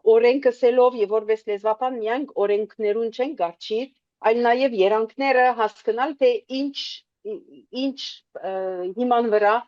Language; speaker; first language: Armenian; early bilingual, heritage; Armenian